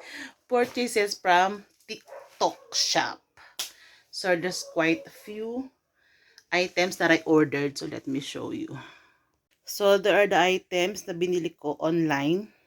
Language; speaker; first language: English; non-native, local second language; Filipino